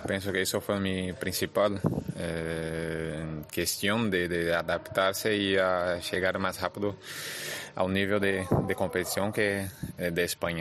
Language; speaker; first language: Spanish; non-native, fluent; Portuguese